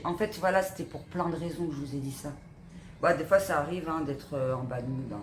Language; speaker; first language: French; native; French